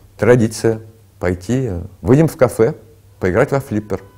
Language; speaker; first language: Russian; early bilingual, heritage; Russian